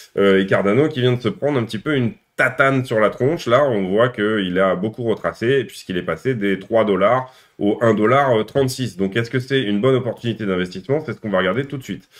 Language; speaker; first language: French; native; French